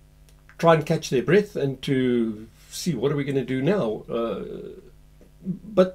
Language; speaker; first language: English; native; English